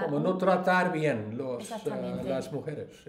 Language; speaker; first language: Spanish; non-native, learner; English